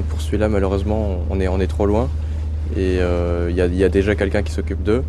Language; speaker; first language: French; native; French